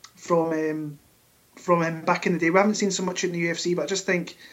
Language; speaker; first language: English; native; English